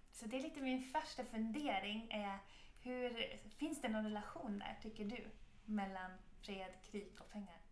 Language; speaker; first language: Swedish; native; Swedish